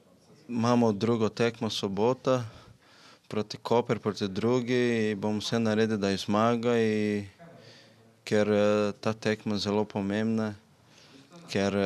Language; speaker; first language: Slovenian; non-native, learner; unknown